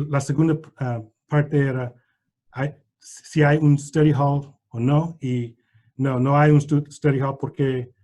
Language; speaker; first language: Spanish; non-native, learner; English